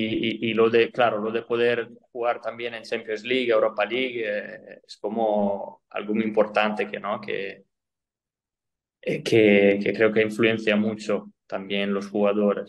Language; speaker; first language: Spanish; non-native, fluent; Italian